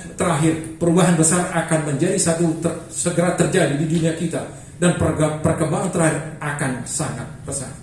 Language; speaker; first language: Indonesian; non-native, local second language; Batak Toba